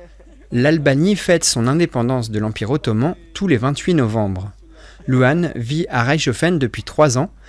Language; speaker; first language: French; native; French